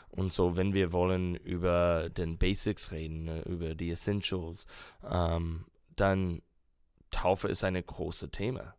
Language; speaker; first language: German; non-native, fluent; English